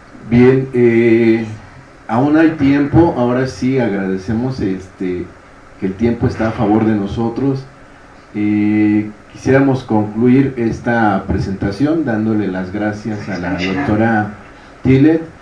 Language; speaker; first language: Spanish; native; Spanish